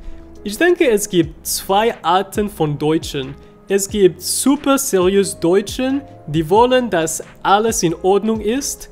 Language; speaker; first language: German; non-native, fluent; Spanish